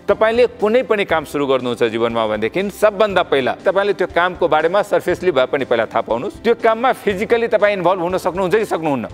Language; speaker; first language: Nepali; non-native, local second language; Maithili